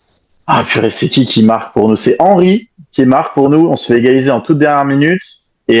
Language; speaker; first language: French; native; French